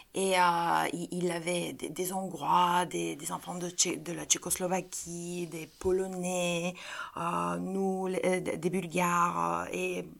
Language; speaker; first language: French; non-native, fluent; Bulgarian